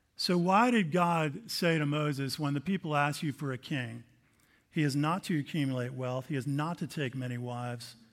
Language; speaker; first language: English; native; English